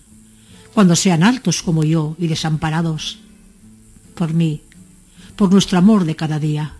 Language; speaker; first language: Spanish; native; Spanish